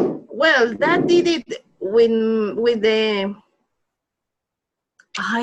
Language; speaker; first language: English; non-native, learner; Spanish